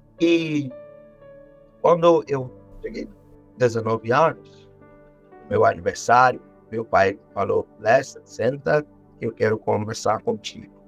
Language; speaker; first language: Portuguese; non-native, fluent; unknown